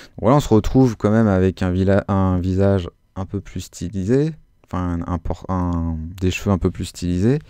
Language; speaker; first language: French; native; French